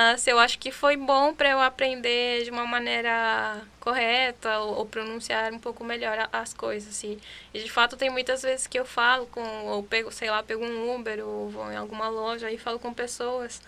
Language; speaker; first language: Portuguese; non-native, fluent; Spanish